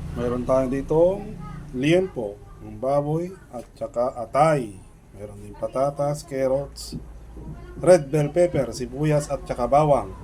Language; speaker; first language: Filipino; non-native, local second language; Iloko